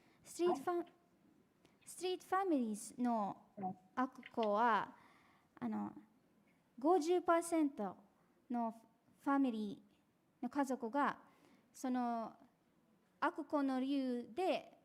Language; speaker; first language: Japanese; non-native, fluent; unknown